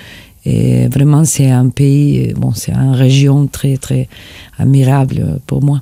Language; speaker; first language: French; non-native, fluent; Spanish